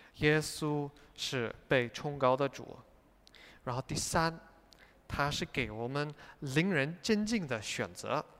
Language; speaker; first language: Chinese; non-native, fluent; English